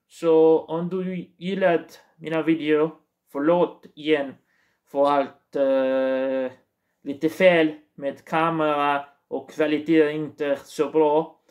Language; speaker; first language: Swedish; non-native, learner; Portuguese